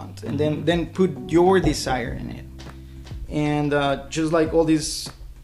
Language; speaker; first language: English; non-native, fluent; Spanish